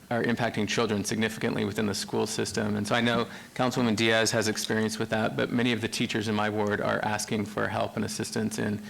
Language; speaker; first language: English; native; English